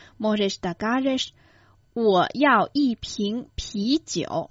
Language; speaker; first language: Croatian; non-native, fluent; Chinese